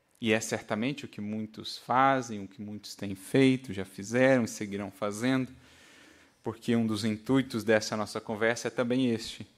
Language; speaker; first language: Portuguese; native; Portuguese